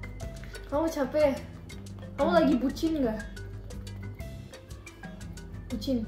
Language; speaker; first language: Indonesian; non-native, fluent; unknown